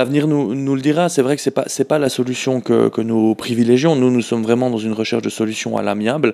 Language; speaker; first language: French; native; French